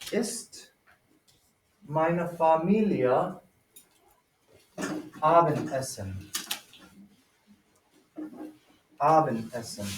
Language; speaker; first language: German; non-native, fluent; English